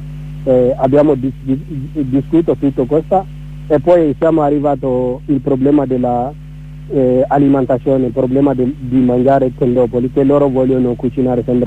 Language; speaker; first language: Italian; non-native, learner; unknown